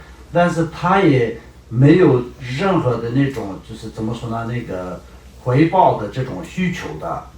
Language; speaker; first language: Chinese; non-native, local second language; Tibetan